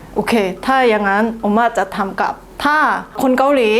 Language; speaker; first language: Thai; non-native, fluent; Korean